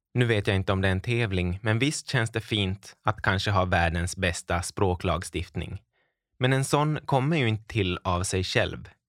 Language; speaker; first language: Swedish; native; Swedish